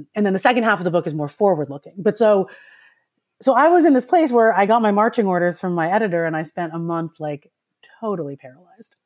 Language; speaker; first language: English; early bilingual, other home language; Filipino